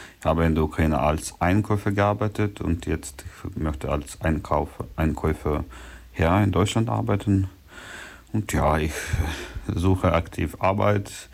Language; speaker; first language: German; non-native, learner; Ukrainian